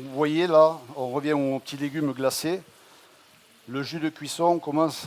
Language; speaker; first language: French; native; French